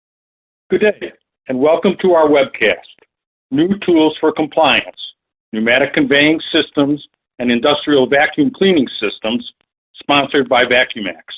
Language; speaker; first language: English; native; English